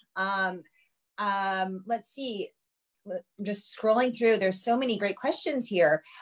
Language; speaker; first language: English; native; English